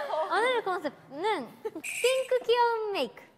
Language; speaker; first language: Korean; non-native, learner; Japanese